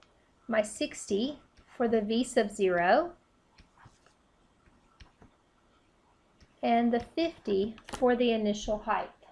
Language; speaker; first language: English; native; English